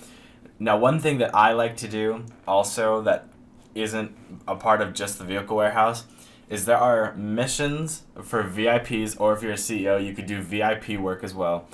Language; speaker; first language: English; native; English